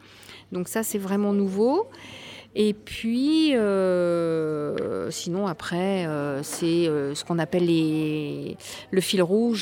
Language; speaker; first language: French; native; French